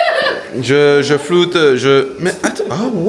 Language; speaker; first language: French; native; French